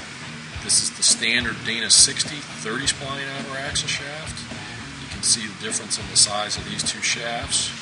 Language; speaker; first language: English; native; English